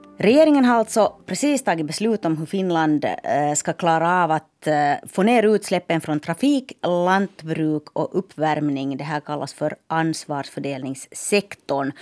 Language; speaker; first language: Swedish; native; Swedish